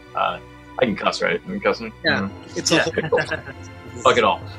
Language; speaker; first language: English; native; English